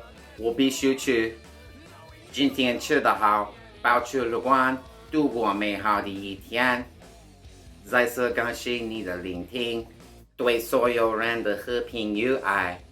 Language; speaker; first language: Chinese; non-native, learner; English